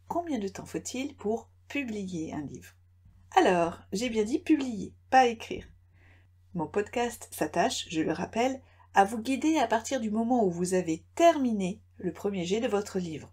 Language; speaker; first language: French; native; French